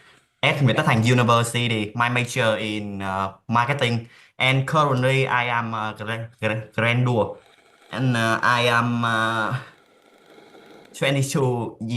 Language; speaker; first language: English; non-native, learner; Vietnamese